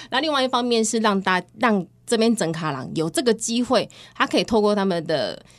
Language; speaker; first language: Chinese; native; Chinese